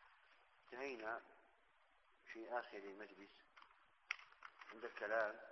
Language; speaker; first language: Arabic; native; Arabic